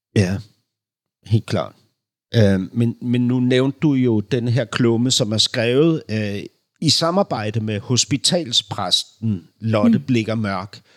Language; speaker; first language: Danish; early bilingual, other home language; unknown